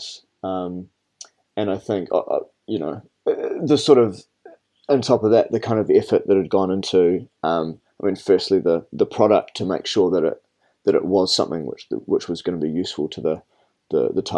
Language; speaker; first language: English; native; English